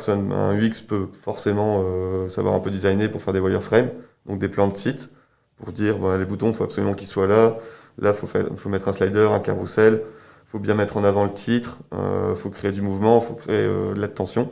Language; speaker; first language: French; native; French